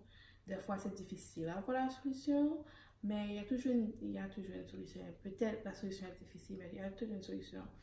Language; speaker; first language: French; early bilingual, heritage; Haitian Creole